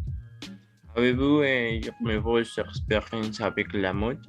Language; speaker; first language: French; non-native, learner; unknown